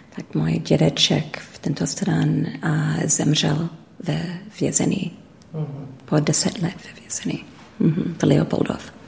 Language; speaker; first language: Czech; early bilingual, heritage; English